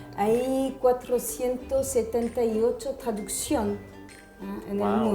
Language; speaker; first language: Spanish; non-native, fluent; French